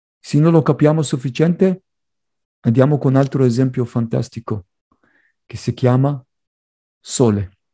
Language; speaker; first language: Italian; non-native, fluent; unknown